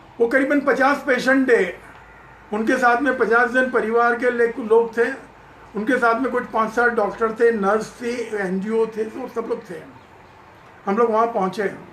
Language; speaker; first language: Hindi; non-native, local second language; Gujarati